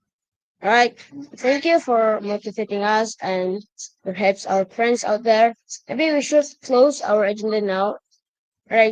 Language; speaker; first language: English; non-native, learner; Indonesian